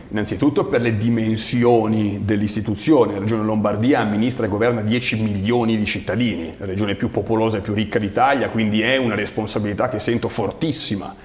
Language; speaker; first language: Italian; native; Italian